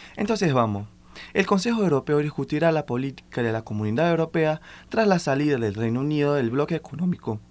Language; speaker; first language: Spanish; non-native, fluent; Portuguese